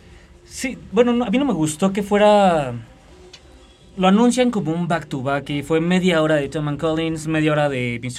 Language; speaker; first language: Spanish; native; Spanish